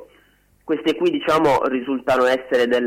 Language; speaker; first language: Italian; native; Italian